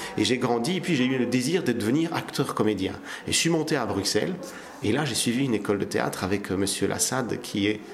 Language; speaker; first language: French; early bilingual, other home language; Kabyle